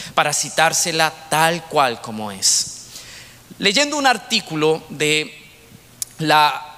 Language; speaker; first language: Spanish; native; Spanish